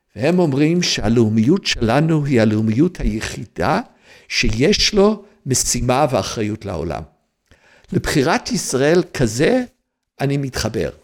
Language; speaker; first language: Hebrew; non-native, fluent; English